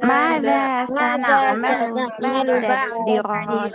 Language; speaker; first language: Arabic; non-native, learner; Indonesian